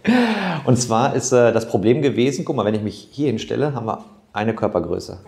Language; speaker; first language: German; native; German